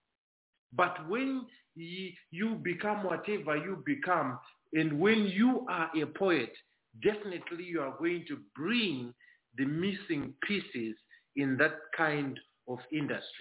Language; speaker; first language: English; non-native, local second language; Shona